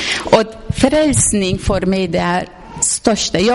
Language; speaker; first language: Swedish; non-native, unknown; Persian